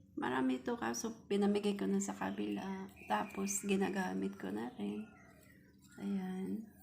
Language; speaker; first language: Filipino; native; Filipino